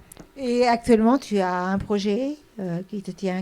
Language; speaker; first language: French; native; French